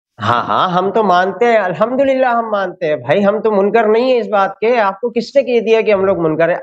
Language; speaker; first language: Urdu; non-native, local second language; Pashto